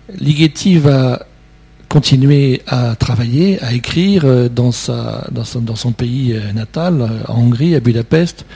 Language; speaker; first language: French; native; French